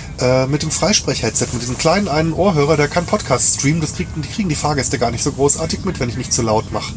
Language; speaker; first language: German; native; German